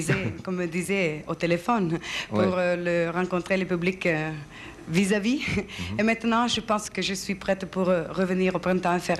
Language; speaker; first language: French; non-native, fluent; Italian